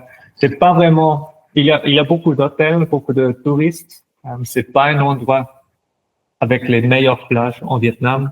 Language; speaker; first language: French; non-native, local second language; German